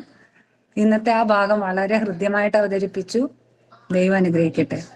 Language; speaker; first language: Malayalam; native; Malayalam